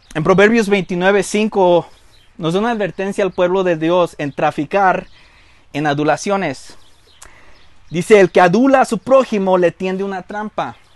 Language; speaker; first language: Spanish; early bilingual, heritage; Spanish